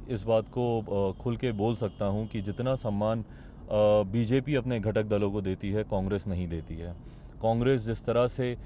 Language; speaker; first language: Hindi; native; Hindi